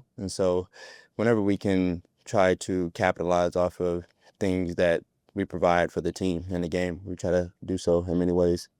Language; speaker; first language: English; native; English